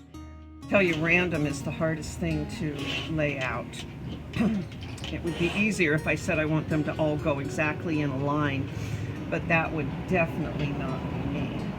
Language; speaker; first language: English; native; English